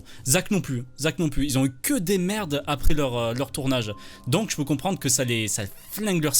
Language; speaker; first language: French; native; French